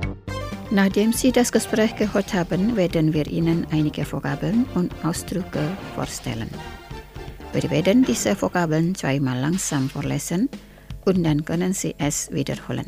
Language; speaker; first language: German; non-native, fluent; Indonesian